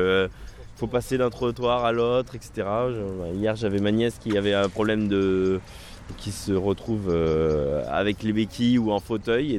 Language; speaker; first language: French; native; French